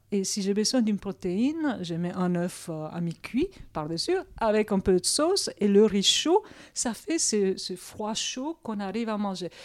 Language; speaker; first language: French; early bilingual, other home language; Korean